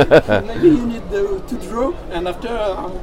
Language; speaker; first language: English; non-native, learner; French